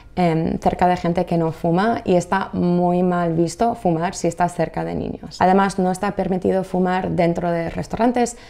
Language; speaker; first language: Spanish; non-native, fluent; English